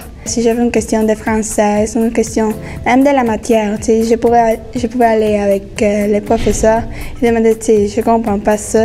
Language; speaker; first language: French; non-native, fluent; Spanish